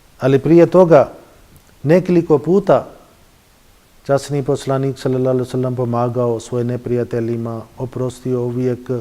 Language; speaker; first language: Bosnian; non-native, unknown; Urdu